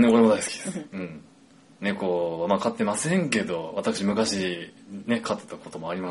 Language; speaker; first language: Japanese; native; Japanese